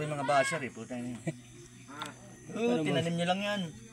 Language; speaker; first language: Filipino; native; Filipino